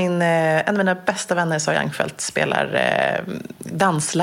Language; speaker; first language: Swedish; native; Swedish